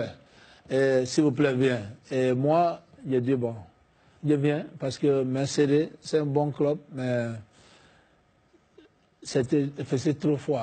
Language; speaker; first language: French; non-native, fluent; English